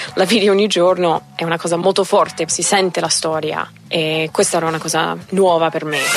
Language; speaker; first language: Italian; non-native, fluent; English